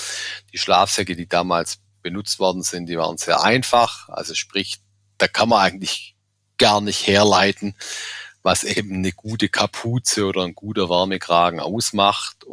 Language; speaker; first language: German; native; German